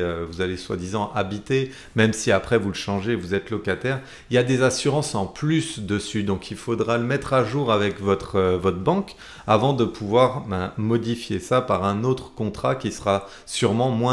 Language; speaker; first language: French; native; French